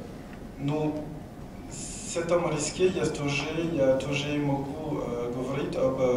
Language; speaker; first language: Russian; non-native, learner; French